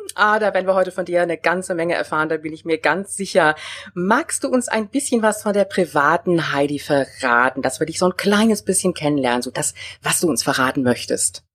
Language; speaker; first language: German; native; German